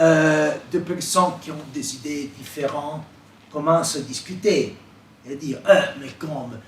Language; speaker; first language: French; non-native, fluent; Italian